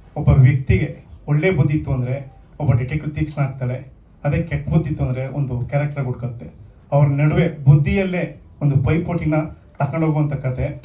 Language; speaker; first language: Kannada; native; Kannada